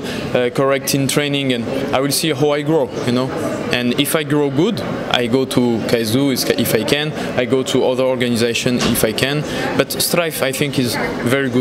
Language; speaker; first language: English; non-native, learner; French